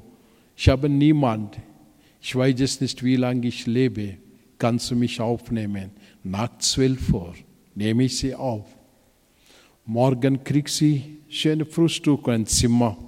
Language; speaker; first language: German; non-native, fluent; Telugu